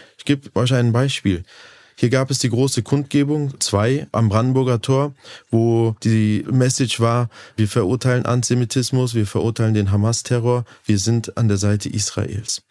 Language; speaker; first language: German; early bilingual, other home language; Turkish